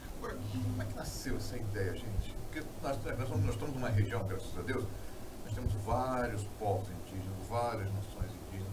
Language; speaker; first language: Portuguese; native; Portuguese